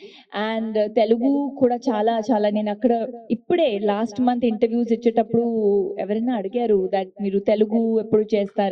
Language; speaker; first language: Telugu; non-native, learner; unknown